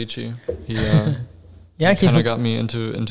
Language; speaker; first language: English; non-native, fluent; German